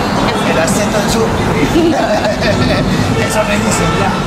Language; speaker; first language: Spanish; non-native, learner; French